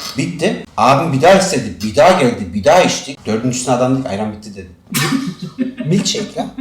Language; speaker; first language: Turkish; early bilingual, heritage; Turkish